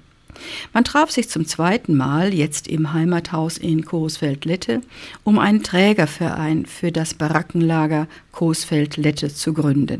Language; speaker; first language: German; native; German